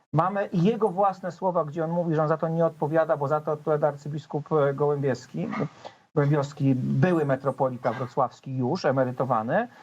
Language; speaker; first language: Polish; native; Polish